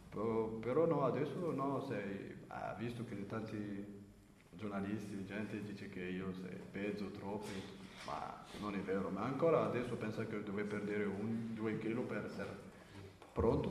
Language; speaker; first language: Italian; non-native, learner; French